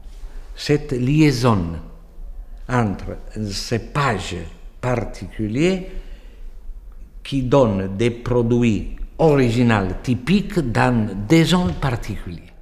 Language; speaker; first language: French; non-native, fluent; Italian